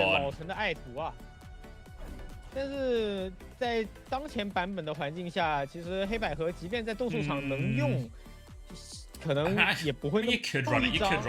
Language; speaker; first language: Chinese; native; Chinese